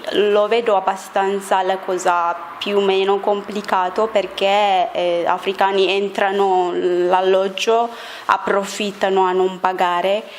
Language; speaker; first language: Italian; non-native, learner; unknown